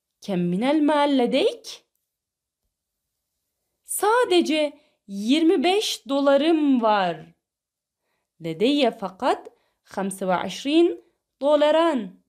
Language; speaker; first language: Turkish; non-native, fluent; Arabic